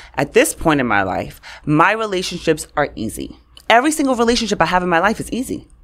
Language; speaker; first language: English; native; English